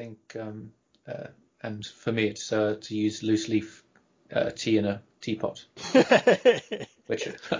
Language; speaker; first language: English; native; English